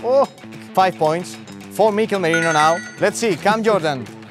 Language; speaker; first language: English; non-native, fluent; Spanish